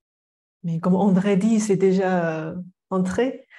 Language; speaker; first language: French; non-native, fluent; Chinese